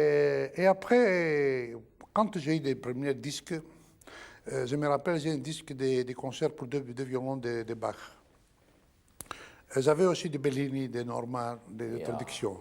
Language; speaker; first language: French; non-native, fluent; Greek